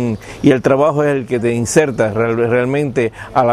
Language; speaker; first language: Spanish; non-native, fluent; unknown